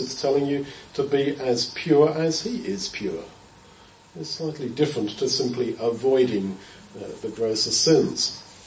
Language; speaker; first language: English; native; English